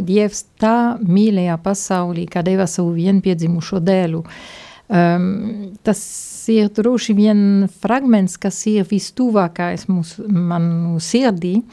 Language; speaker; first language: Latvian; non-native, fluent; Italian